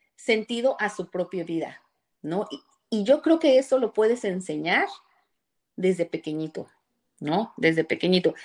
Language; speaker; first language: Spanish; native; Spanish